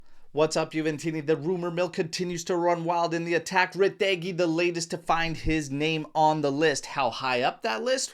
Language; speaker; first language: English; native; English